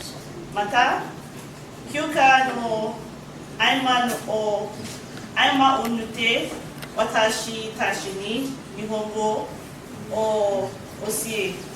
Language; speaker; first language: Japanese; non-native, learner; English